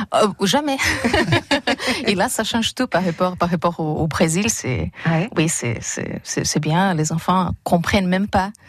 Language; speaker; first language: French; non-native, learner; Portuguese